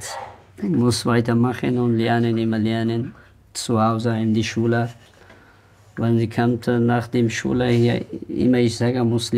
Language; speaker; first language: German; non-native, learner; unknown